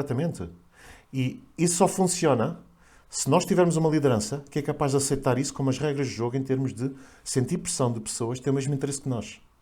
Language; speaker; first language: Portuguese; native; Portuguese